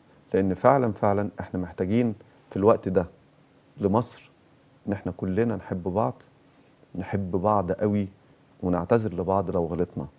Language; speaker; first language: Arabic; native; Arabic